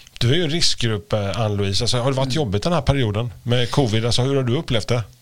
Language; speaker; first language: Swedish; native; Swedish